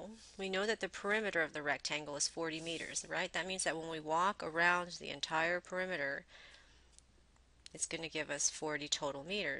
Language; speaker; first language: English; native; English